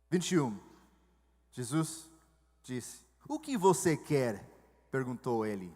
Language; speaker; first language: Portuguese; non-native, fluent; English